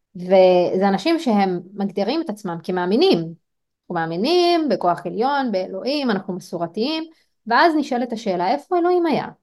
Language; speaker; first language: Hebrew; non-native, local second language; Arabic